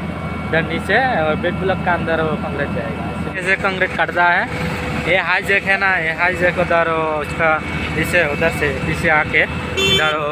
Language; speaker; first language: Hindi; non-native, local second language; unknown